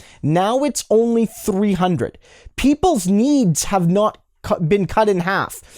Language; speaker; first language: English; native; English